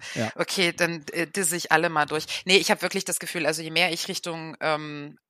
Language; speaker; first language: German; native; German